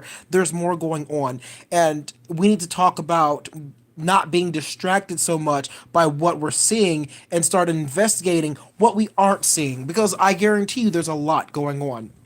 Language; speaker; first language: English; native; English